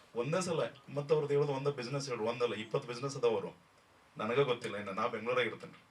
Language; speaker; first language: Kannada; native; Kannada